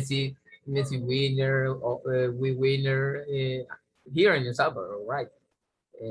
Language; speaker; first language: English; non-native, learner; Spanish